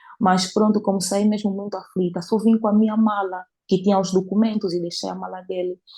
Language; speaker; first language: Portuguese; native; Portuguese